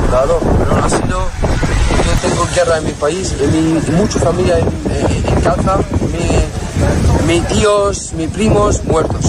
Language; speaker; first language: Spanish; non-native, learner; Arabic